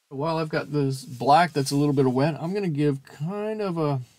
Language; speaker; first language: English; native; English